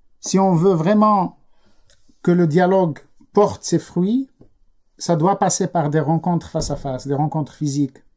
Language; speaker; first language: French; non-native, local second language; Arabic